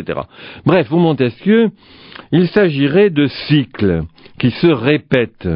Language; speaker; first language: French; native; French